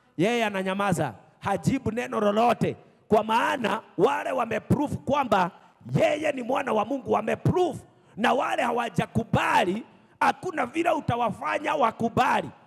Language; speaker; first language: Swahili; non-native, local second language; Kikuyu